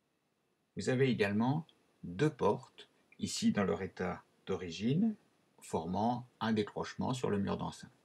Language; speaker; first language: French; native; French